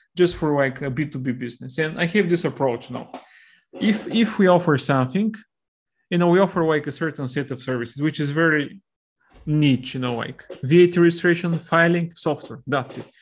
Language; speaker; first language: English; non-native, fluent; Bulgarian